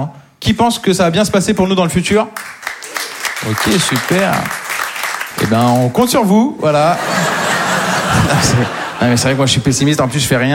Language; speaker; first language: French; native; French